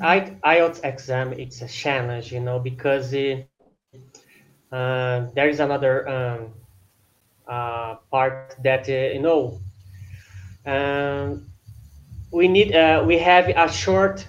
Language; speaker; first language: English; non-native, fluent; Portuguese